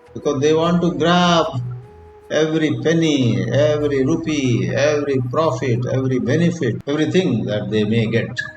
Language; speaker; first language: English; non-native, local second language; Kannada